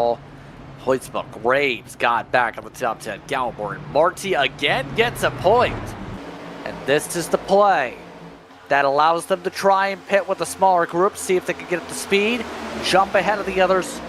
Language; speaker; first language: English; native; English